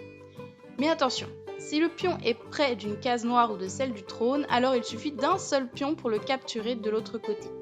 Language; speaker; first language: French; native; French